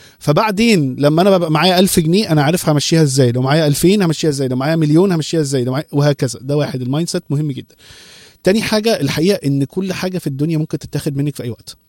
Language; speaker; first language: Arabic; early bilingual, heritage; Arabic